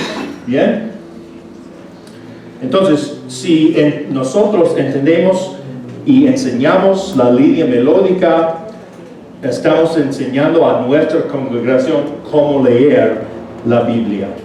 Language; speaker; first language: Spanish; non-native, fluent; English